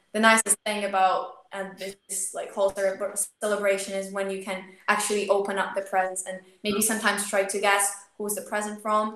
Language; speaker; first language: English; non-native, fluent; Ukrainian